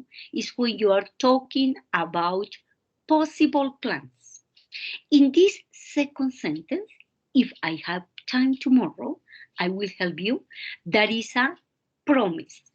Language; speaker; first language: English; non-native, fluent; Spanish